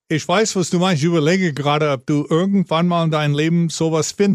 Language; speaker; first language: German; non-native, fluent; English